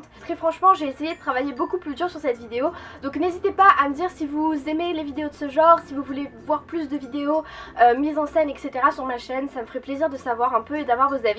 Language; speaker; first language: French; native; French